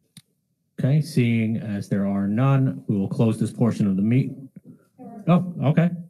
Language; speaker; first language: English; native; English